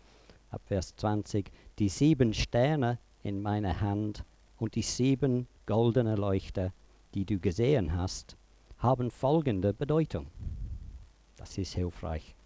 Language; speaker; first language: German; non-native, fluent; English